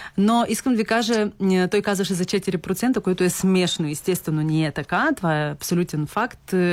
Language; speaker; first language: Bulgarian; early bilingual, heritage; Bulgarian